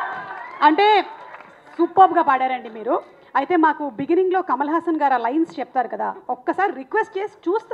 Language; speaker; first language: Telugu; native; Telugu